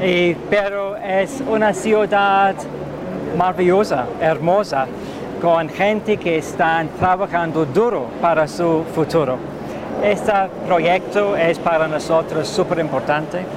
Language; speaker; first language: Spanish; non-native, fluent; English